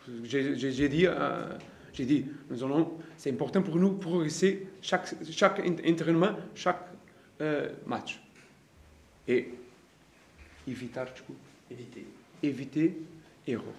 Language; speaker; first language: French; non-native, learner; Portuguese